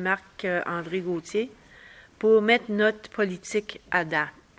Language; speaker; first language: French; native; French